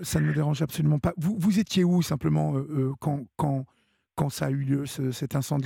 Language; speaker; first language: French; native; French